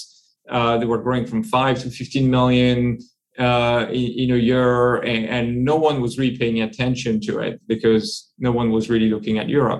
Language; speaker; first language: English; non-native, fluent; French